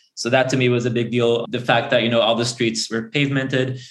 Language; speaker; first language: English; early bilingual, other home language; Portuguese